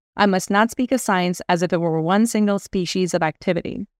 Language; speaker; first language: English; non-native, local second language; Hindi